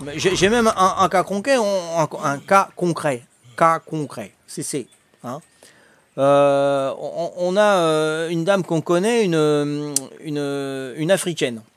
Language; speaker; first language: French; native; French